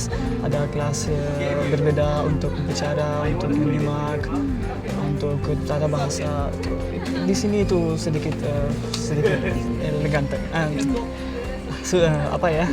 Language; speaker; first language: Indonesian; non-native, learner; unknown